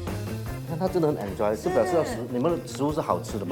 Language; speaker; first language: Chinese; native; Chinese